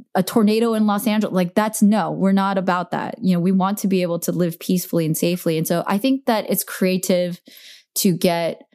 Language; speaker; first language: English; native; English